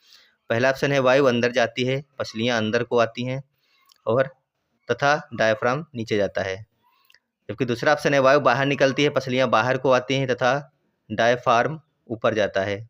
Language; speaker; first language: Hindi; native; Hindi